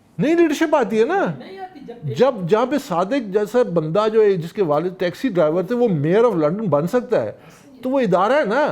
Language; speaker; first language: Urdu; non-native, local second language; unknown